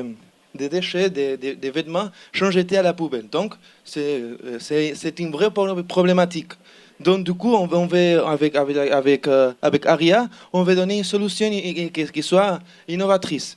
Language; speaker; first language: French; non-native, learner; Spanish